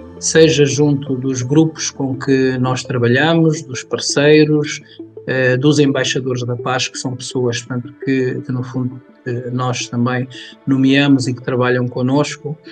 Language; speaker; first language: Portuguese; early bilingual, other home language; Kabuverdianu